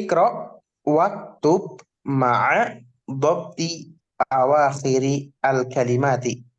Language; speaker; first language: Arabic; non-native, fluent; Indonesian